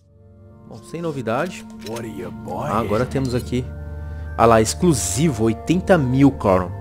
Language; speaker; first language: Portuguese; native; Portuguese